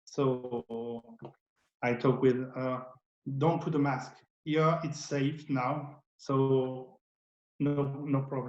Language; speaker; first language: English; non-native, learner; French